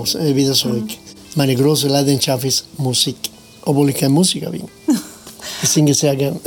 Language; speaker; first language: German; non-native, fluent; Spanish